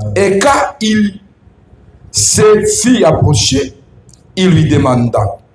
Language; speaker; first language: French; non-native, local second language; Swahili